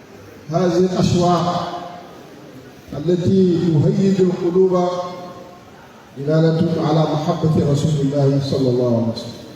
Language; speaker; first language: Arabic; non-native, fluent; Wolof